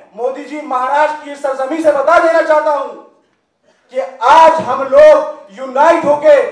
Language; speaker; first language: Hindi; native; Hindi